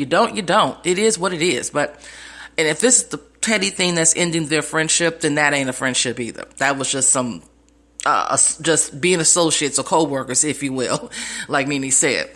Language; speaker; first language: English; native; English